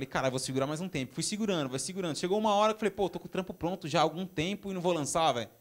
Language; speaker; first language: Portuguese; native; Portuguese